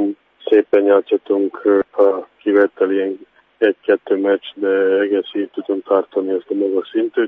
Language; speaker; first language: Hungarian; non-native, fluent; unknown